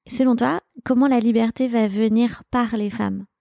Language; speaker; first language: French; native; French